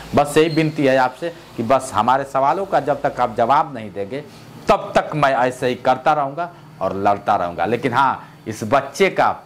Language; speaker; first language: Hindi; native; Hindi